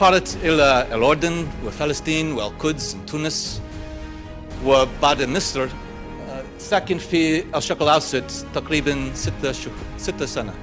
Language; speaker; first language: Arabic; non-native, learner; English